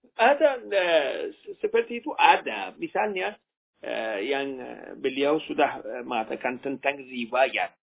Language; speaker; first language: Indonesian; non-native, fluent; Persian